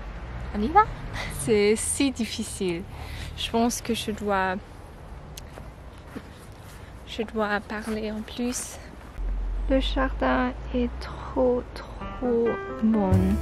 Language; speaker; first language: French; non-native, learner; English